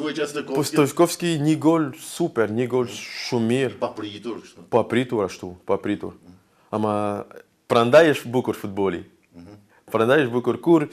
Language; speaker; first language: Albanian; non-native, learner; French